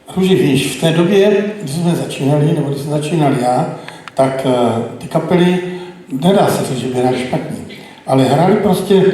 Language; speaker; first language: Czech; native; Czech